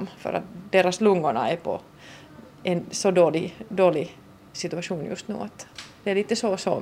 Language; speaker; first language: Swedish; non-native, local second language; Finnish